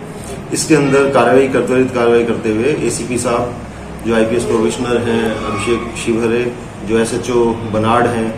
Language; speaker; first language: Hindi; native; Hindi